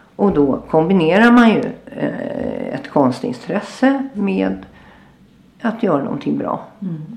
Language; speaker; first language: Swedish; native; Swedish